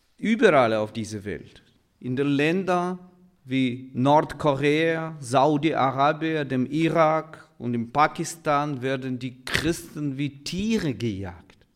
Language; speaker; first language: German; non-native, fluent; Russian